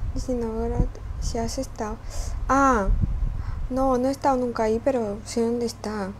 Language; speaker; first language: Spanish; non-native, fluent; Russian